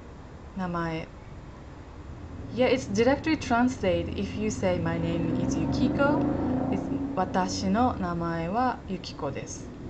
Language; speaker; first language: English; non-native, fluent; Japanese